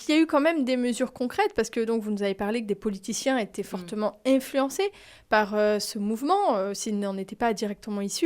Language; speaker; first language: French; native; French